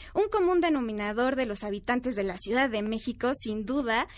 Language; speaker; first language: Spanish; native; Spanish